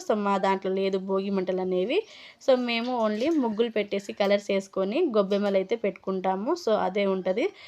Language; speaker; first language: Telugu; non-native, local second language; Lambadi